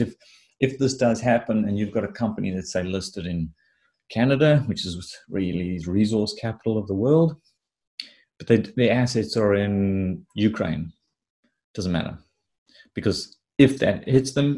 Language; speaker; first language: English; native; English